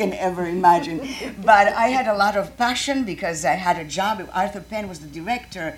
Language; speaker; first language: English; non-native, fluent; Croatian